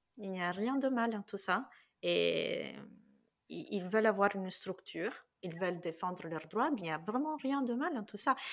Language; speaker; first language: French; non-native, fluent; Italian